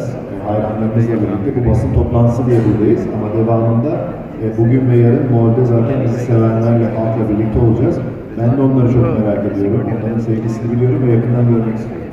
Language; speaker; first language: Turkish; native; Turkish